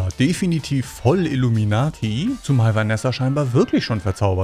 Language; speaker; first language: German; native; German